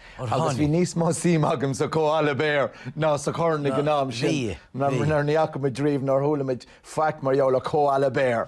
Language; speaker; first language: Irish; non-native, local second language; English